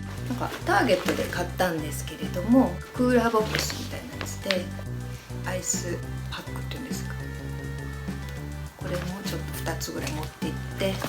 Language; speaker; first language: Japanese; native; Japanese